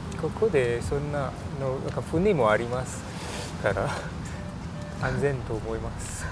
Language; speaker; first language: Japanese; non-native, learner; English